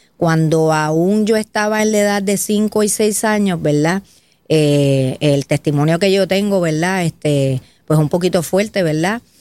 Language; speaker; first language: Spanish; native; Spanish